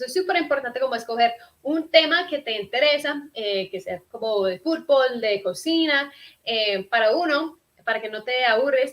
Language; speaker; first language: Spanish; non-native, fluent; English